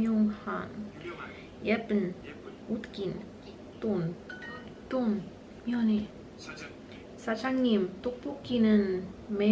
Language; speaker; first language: Korean; non-native, learner; English